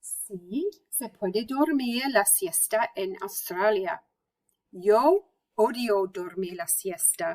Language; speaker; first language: Spanish; non-native, fluent; English